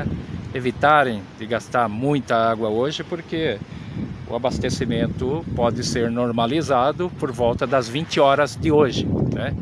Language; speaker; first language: Portuguese; native; Portuguese